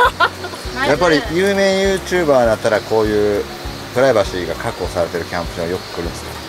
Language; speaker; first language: Japanese; native; Japanese